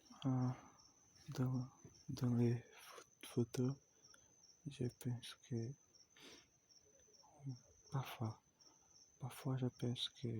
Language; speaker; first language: French; non-native, learner; Portuguese